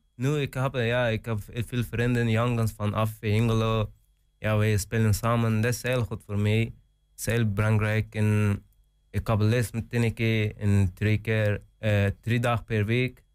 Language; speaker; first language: Dutch; non-native, learner; Persian